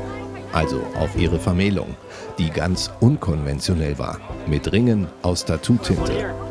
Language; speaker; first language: German; native; German